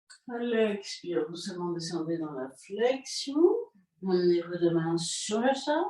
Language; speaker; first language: French; native; French